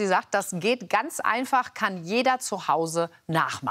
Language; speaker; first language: German; native; German